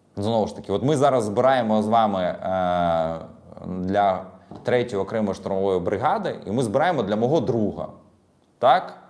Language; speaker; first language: Ukrainian; non-native, local second language; Russian